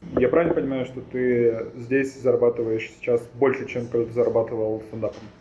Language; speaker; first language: Russian; native; Russian